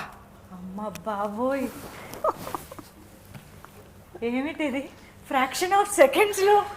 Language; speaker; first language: Telugu; native; Telugu